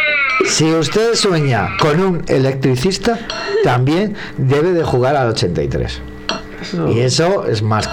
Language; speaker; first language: Spanish; native; Spanish